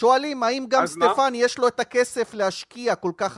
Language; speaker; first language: Hebrew; native; Hebrew